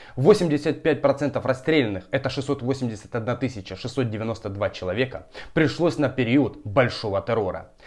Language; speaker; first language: Russian; native; Russian